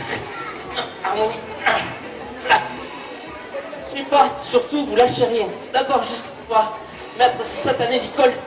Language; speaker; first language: French; native; French